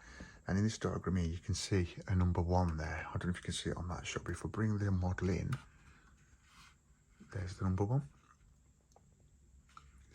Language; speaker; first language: English; native; English